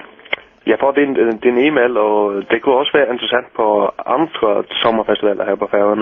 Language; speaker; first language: Danish; non-native, local second language; Faroese